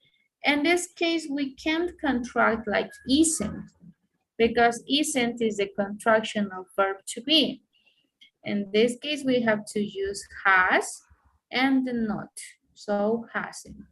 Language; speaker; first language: English; non-native, fluent; Spanish